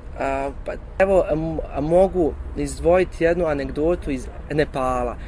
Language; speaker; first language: Bosnian; native; Bosnian